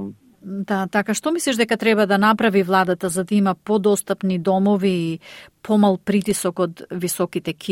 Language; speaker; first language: Macedonian; native; Macedonian